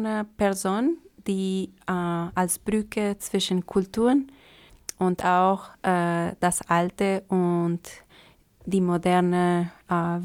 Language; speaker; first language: German; non-native, fluent; Spanish